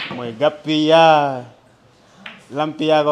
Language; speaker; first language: Portuguese; non-native, learner; Vietnamese